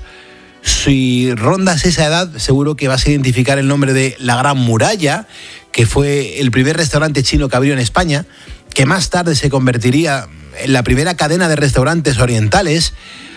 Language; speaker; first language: Spanish; native; Spanish